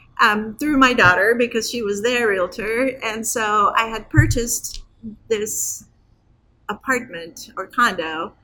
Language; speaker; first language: English; non-native, fluent; Turkish